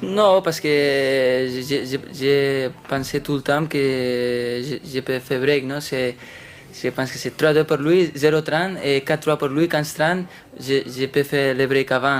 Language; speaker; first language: French; non-native, fluent; Spanish